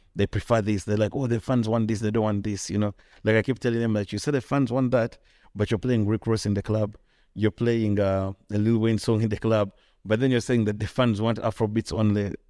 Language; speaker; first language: English; non-native, local second language; Ganda